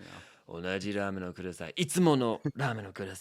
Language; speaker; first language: Japanese; non-native, fluent; English